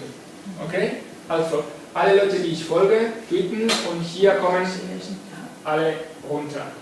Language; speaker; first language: German; non-native, fluent; Spanish